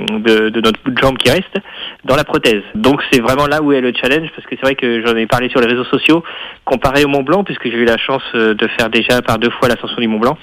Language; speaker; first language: French; native; French